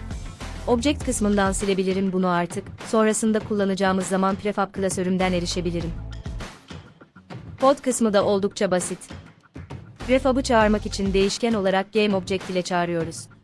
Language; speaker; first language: Turkish; native; Turkish